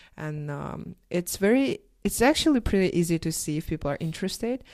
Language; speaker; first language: English; non-native, fluent; Russian